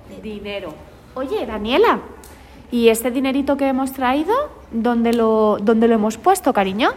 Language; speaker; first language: Spanish; native; Spanish